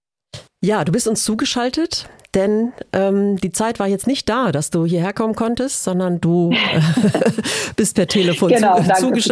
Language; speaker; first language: German; native; German